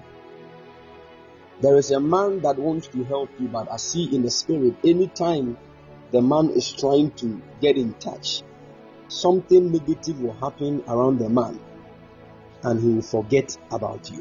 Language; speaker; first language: English; non-native, local second language; Akan